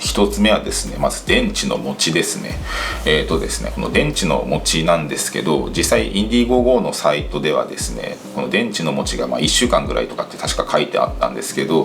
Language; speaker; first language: Japanese; native; Japanese